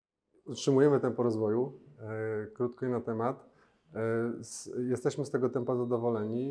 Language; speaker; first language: Polish; native; Polish